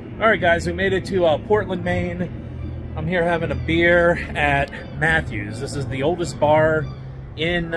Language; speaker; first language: English; native; English